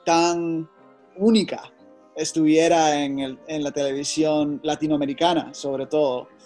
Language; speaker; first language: Spanish; early bilingual, heritage; Spanish